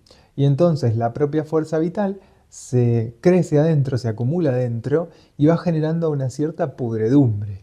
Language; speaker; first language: Spanish; native; Spanish